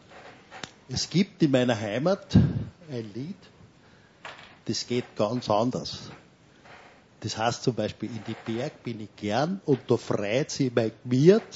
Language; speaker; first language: German; native; German